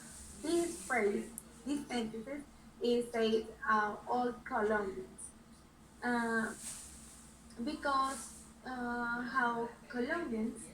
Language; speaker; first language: English; non-native, learner; Spanish